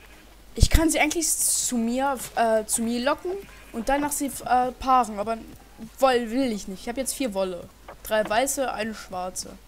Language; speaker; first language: German; native; German